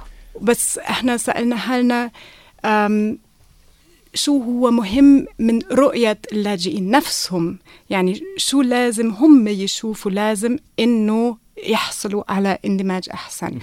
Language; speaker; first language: Arabic; non-native, fluent; German